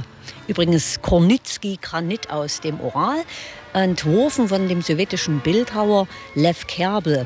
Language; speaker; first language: German; native; German